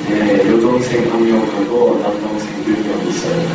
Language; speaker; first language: Korean; non-native, learner; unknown